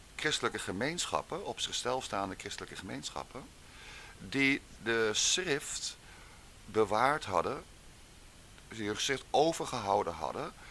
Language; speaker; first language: Dutch; native; Dutch